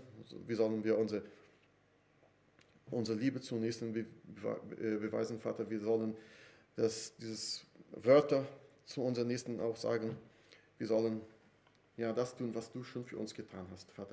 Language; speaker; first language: German; non-native, fluent; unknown